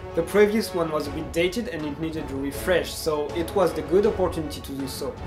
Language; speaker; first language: English; non-native, fluent; French